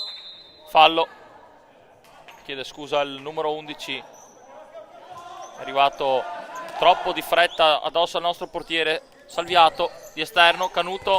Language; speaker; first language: Italian; native; Italian